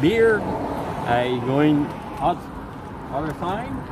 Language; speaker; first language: English; non-native, learner; French